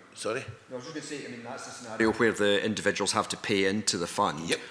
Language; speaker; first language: English; native; English